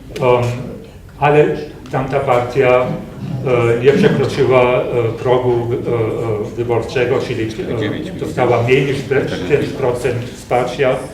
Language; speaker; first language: Polish; non-native, fluent; German